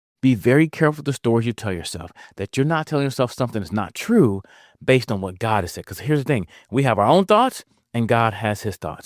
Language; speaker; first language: English; native; English